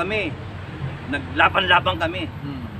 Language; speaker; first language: Filipino; native; Filipino